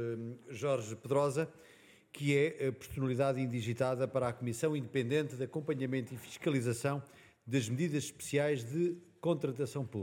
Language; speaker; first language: Portuguese; native; Portuguese